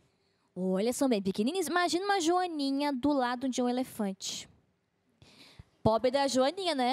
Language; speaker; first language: Portuguese; native; Portuguese